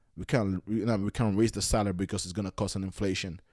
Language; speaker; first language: English; native; English